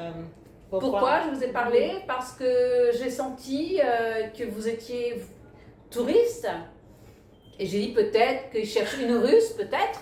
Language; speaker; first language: French; early bilingual, other home language; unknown